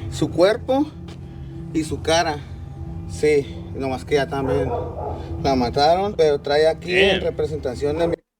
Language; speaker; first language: Spanish; native; Spanish